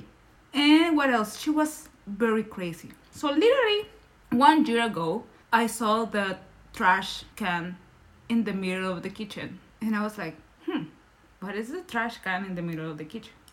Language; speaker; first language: English; non-native, learner; Spanish